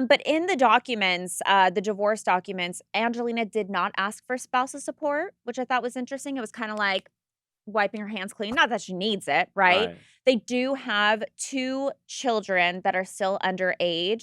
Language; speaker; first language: English; native; English